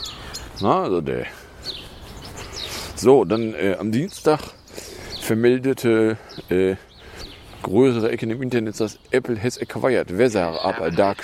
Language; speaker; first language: German; native; German